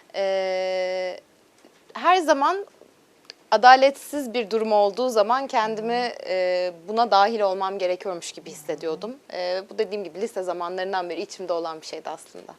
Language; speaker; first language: Turkish; native; Turkish